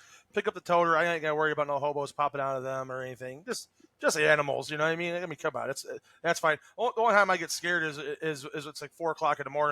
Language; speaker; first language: English; native; English